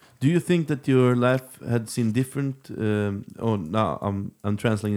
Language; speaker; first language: English; non-native, fluent; Swedish